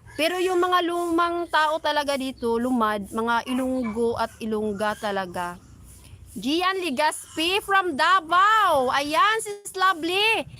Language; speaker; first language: Filipino; non-native, local second language; Hiligaynon